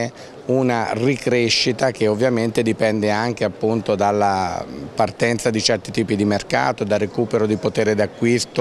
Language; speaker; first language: Italian; native; Italian